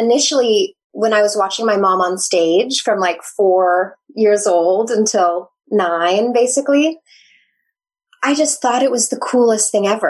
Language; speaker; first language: English; native; English